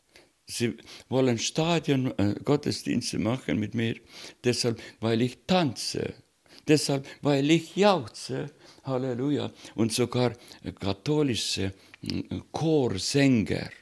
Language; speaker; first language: German; non-native, learner; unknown